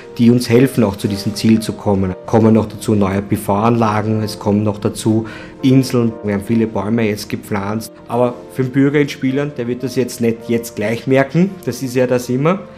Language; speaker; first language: German; native; German